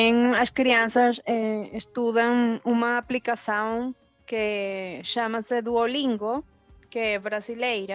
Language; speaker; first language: Portuguese; early bilingual, heritage; Spanish